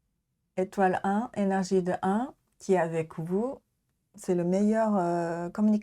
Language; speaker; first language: French; non-native, learner; Japanese